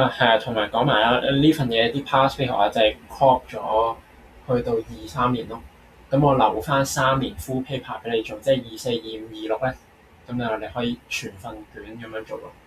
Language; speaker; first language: Cantonese; native; Cantonese